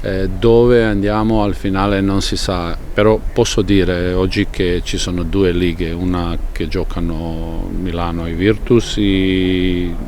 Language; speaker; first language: Italian; non-native, fluent; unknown